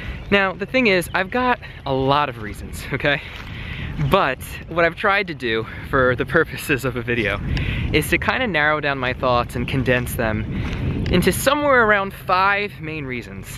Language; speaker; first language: English; native; English